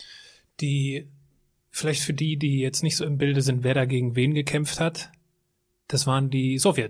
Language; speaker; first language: German; native; German